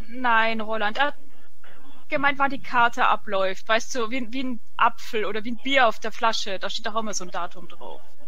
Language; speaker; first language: German; native; German